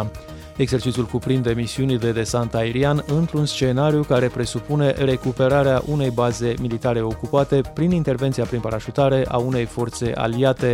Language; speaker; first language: Romanian; native; Romanian